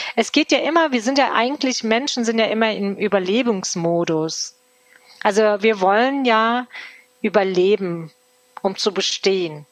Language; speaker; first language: German; early bilingual, other home language; Turkish